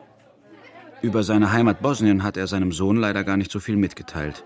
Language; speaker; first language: German; early bilingual, other home language; Bosnian